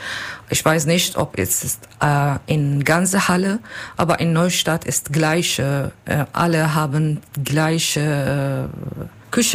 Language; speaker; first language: German; non-native, learner; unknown